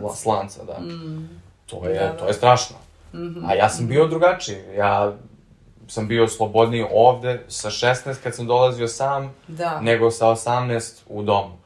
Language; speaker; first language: Serbian; early bilingual, heritage; Serbian